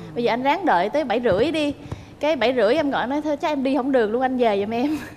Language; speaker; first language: Vietnamese; native; Vietnamese